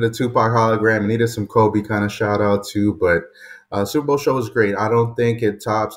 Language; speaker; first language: English; native; English